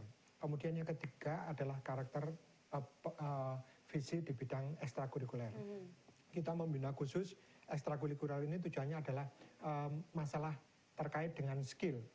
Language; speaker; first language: Indonesian; native; Indonesian